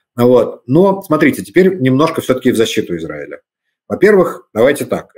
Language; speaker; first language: Russian; native; Russian